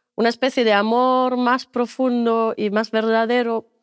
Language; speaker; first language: Spanish; non-native, fluent; German